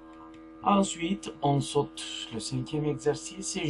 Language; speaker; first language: French; non-native, fluent; Turkish